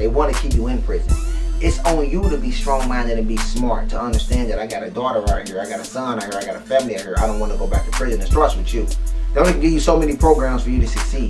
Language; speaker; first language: English; native; English